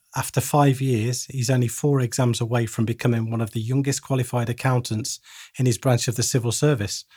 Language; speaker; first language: English; native; English